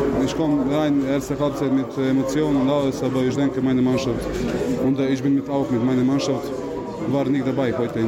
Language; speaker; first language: German; non-native, learner; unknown